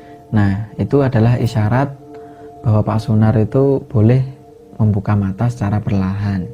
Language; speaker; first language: Indonesian; native; Indonesian